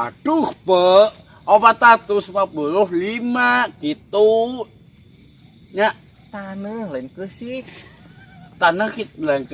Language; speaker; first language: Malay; non-native, local second language; Sundanese